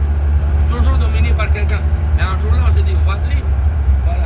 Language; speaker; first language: French; native; French